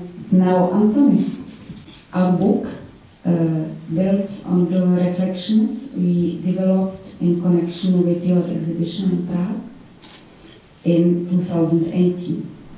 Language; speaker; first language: English; non-native, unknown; Czech